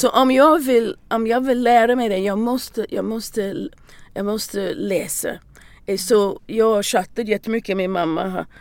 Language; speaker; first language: Swedish; non-native, learner; English